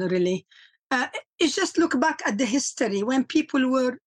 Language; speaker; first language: English; non-native, fluent; Arabic